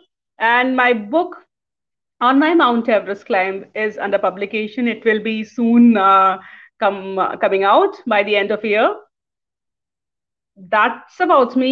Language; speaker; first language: English; non-native, local second language; Hindi